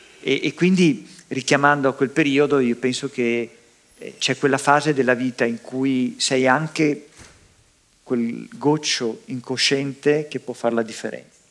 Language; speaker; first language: Italian; native; Italian